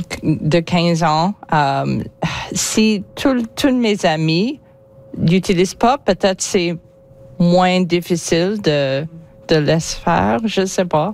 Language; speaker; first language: French; non-native, learner; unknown